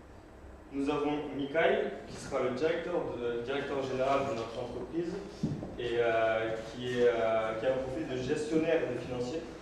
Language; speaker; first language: French; native; French